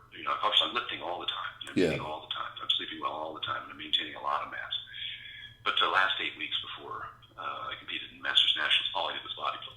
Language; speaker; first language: English; native; English